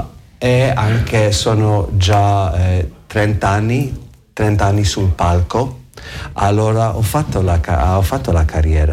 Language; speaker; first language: Italian; non-native, learner; English